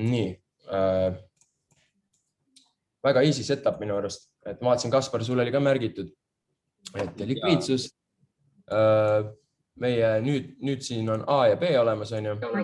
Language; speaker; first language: Estonian; native; Estonian